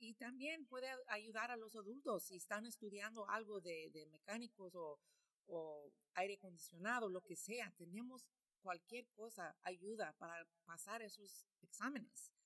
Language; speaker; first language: Spanish; early bilingual, heritage; Spanish